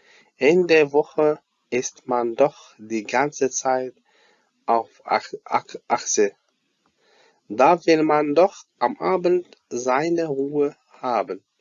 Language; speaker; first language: German; non-native, fluent; Arabic